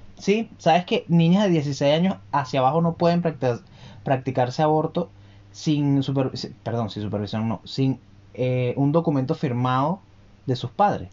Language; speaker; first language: Spanish; native; Spanish